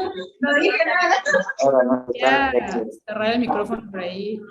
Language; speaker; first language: Spanish; native; Spanish